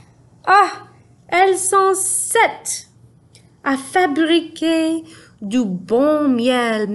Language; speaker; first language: French; non-native, fluent; English